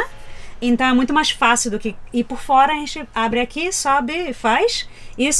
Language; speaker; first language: Portuguese; native; Portuguese